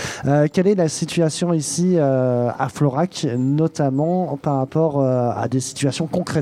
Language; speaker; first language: French; native; French